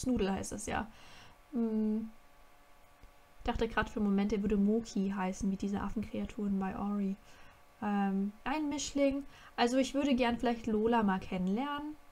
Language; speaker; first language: German; native; German